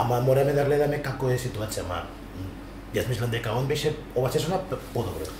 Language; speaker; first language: Macedonian; non-native, learner; Spanish